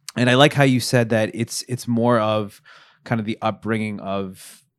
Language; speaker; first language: English; early bilingual, other home language; Filipino